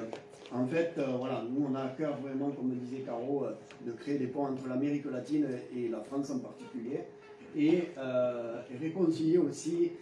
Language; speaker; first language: French; native; French